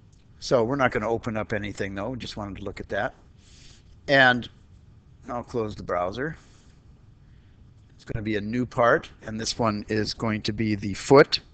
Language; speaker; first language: English; native; English